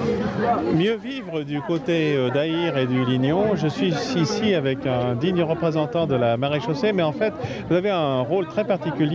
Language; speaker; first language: French; native; French